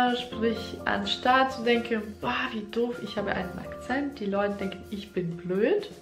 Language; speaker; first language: German; non-native, fluent; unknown